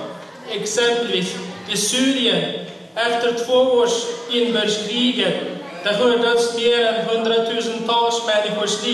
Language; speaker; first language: Swedish; non-native, fluent; Uyghur